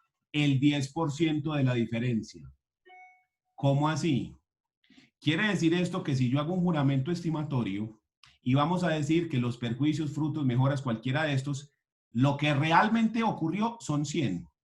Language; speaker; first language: Spanish; native; Spanish